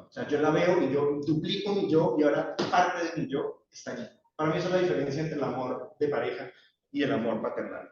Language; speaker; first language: Spanish; native; Spanish